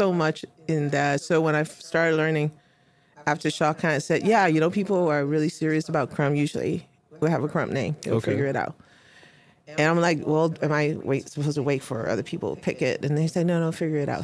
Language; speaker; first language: English; non-native, local second language; Cantonese